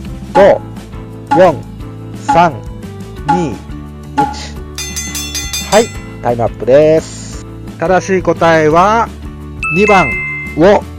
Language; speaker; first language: Japanese; non-native, fluent; Thai